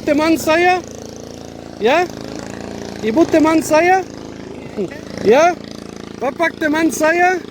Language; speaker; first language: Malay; non-native, learner; German